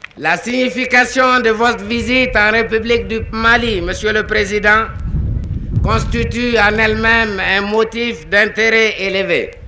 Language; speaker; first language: French; non-native, local second language; Bambara